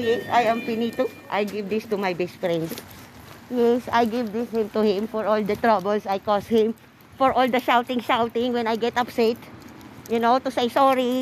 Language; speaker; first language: English; non-native, local second language; Filipino